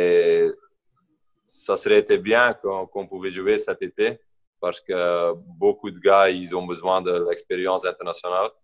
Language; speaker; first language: French; non-native, local second language; Dutch